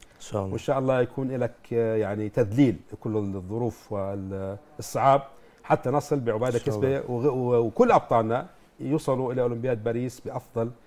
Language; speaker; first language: Arabic; native; Arabic